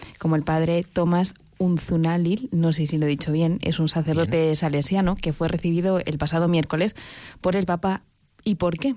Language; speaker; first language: Spanish; native; Spanish